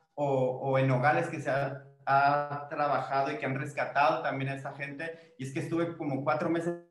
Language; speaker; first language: Spanish; native; Spanish